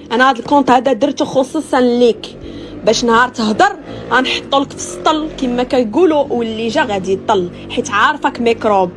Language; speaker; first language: Arabic; native; Arabic